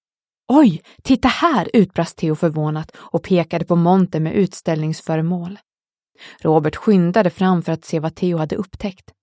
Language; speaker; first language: Swedish; native; Swedish